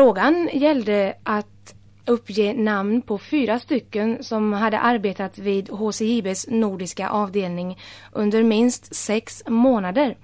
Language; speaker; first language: Swedish; native; Swedish